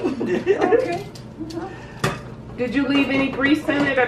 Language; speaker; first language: English; native; English